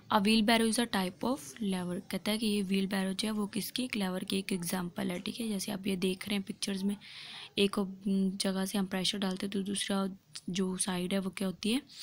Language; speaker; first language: Urdu; non-native, local second language; Punjabi